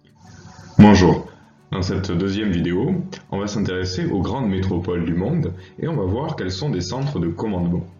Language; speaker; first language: French; native; French